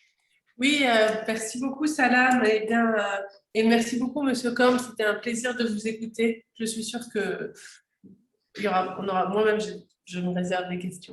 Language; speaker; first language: French; native; French